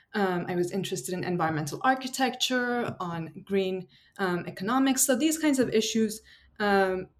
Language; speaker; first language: English; non-native, fluent; Turkish